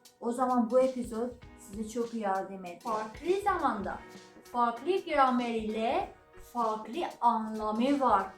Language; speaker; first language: Turkish; non-native, learner; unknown